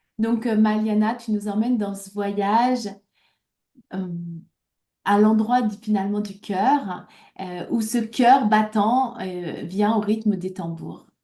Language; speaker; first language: French; native; French